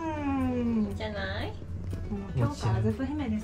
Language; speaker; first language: Japanese; native; Japanese